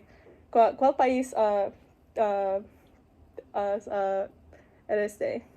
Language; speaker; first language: Spanish; non-native, learner; English